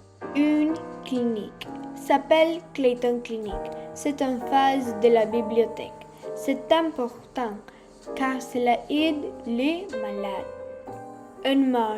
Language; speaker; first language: French; non-native, learner; Spanish